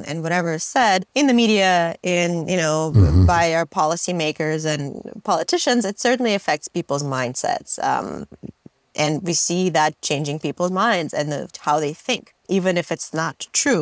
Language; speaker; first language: English; non-native, fluent; Russian